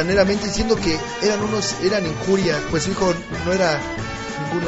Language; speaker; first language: Spanish; native; Spanish